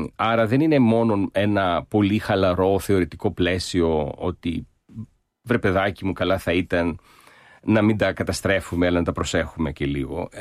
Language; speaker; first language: Greek; early bilingual, heritage; Greek